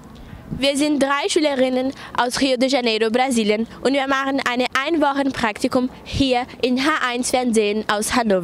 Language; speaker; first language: German; non-native, learner; Portuguese